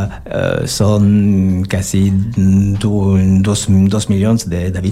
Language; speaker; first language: Catalan; non-native, learner; French